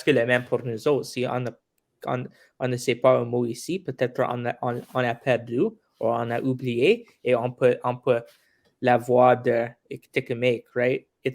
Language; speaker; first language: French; non-native, local second language; English